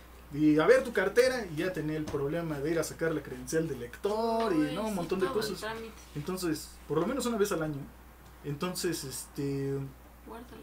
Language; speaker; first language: Spanish; native; Spanish